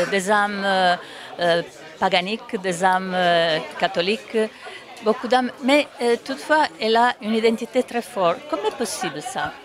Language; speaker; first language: French; non-native, learner; Italian